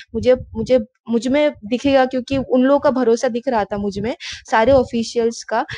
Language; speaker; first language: Hindi; non-native, local second language; Bangla